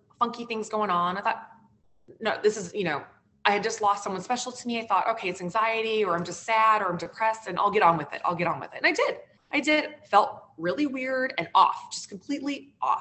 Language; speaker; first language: English; native; English